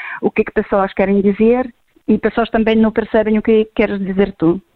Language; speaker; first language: Portuguese; non-native, fluent; Ukrainian